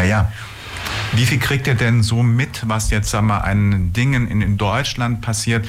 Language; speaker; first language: German; native; German